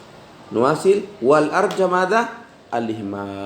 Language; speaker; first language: Arabic; non-native, fluent; Indonesian